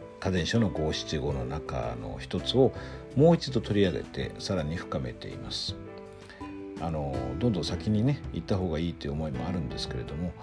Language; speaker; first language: Japanese; native; Japanese